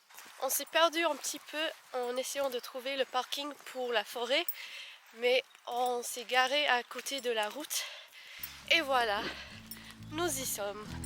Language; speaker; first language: French; non-native, fluent; English